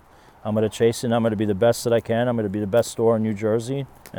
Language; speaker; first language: English; native; English